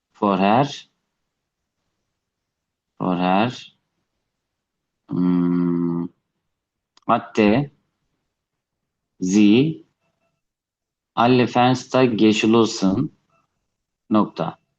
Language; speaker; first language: German; non-native, learner; Turkish